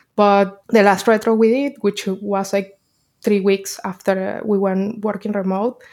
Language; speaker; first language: English; non-native, fluent; Spanish